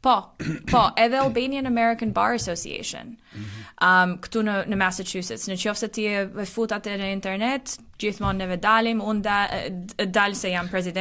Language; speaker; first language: Albanian; early bilingual, heritage; Albanian